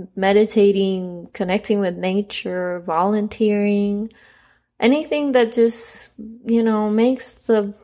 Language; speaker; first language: English; early bilingual, other home language; Spanish